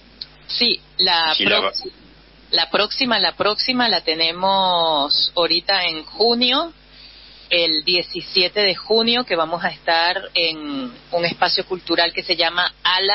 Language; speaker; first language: Spanish; native; Spanish